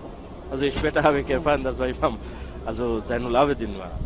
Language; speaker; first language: German; non-native, learner; Bangla